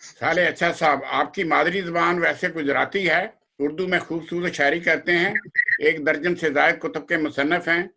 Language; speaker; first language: Urdu; non-native, local second language; Punjabi